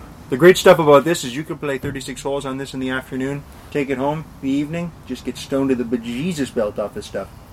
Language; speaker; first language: English; native; English